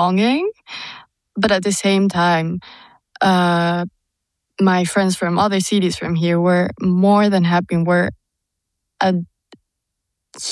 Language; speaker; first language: English; non-native, fluent; Spanish